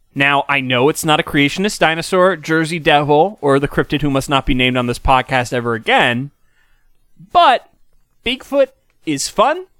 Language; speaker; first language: English; native; English